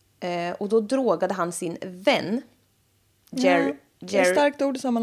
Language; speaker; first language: Swedish; native; Swedish